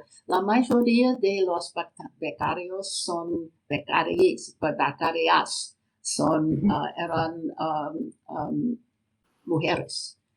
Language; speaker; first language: Spanish; non-native, learner; English